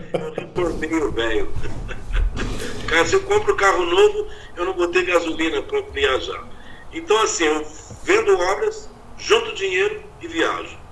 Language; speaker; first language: Portuguese; native; Portuguese